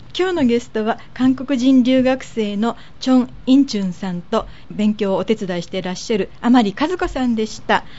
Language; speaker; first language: Japanese; native; Japanese